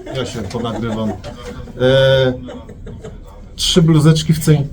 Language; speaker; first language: Polish; native; Polish